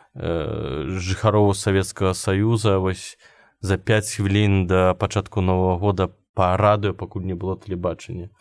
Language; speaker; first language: Belarusian; non-native, local second language; Russian